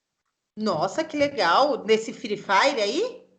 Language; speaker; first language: Portuguese; native; Portuguese